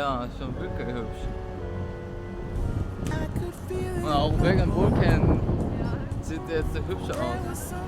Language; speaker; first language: German; non-native, fluent; Korean